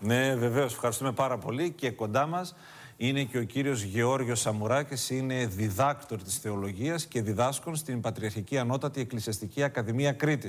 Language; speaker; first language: Greek; native; Greek